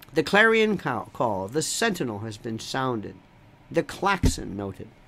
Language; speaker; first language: English; native; English